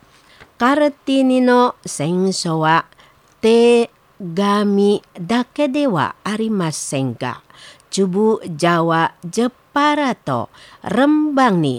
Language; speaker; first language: Japanese; non-native, learner; Indonesian